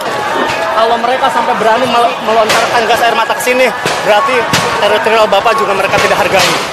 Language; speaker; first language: Indonesian; native; Indonesian